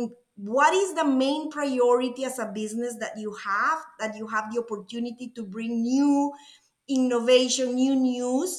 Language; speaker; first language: English; non-native, fluent; Spanish